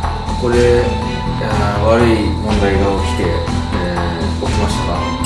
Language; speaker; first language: Japanese; non-native, learner; Filipino